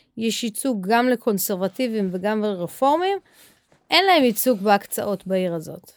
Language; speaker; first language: Hebrew; native; Hebrew